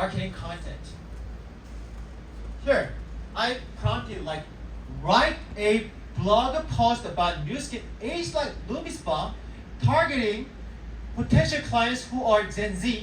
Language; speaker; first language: English; non-native, fluent; Korean